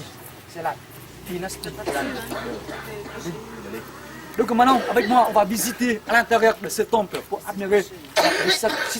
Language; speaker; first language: French; non-native, fluent; Vietnamese